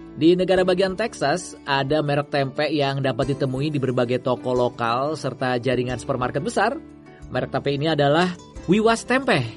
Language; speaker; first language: Indonesian; native; Indonesian